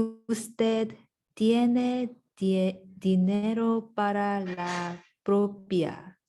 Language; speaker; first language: Spanish; non-native, learner; English